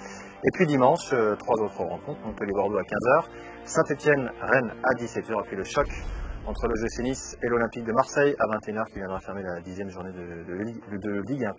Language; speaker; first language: French; native; French